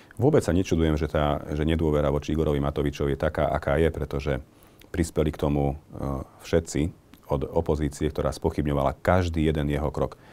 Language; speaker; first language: Slovak; non-native, local second language; Hungarian